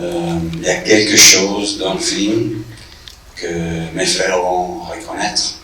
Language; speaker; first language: French; non-native, fluent; English